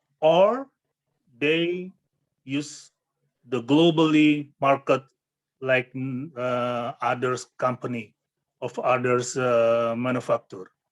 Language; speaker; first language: English; non-native, fluent; Indonesian